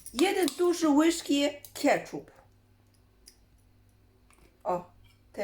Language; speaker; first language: Polish; non-native, learner; Chinese